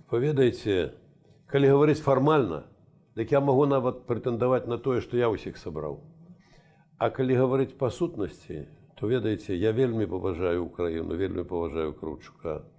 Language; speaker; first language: Belarusian; native; Belarusian